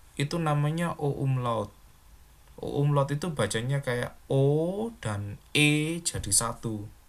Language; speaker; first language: Indonesian; native; Indonesian